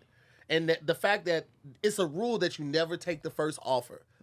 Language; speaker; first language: English; native; English